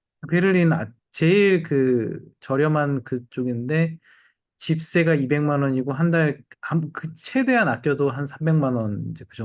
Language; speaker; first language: Korean; native; Korean